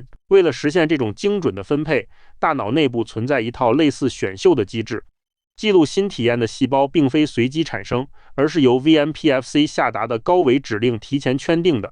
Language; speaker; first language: Chinese; native; Chinese